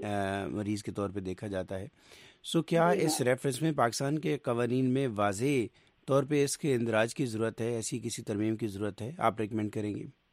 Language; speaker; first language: Urdu; native; Urdu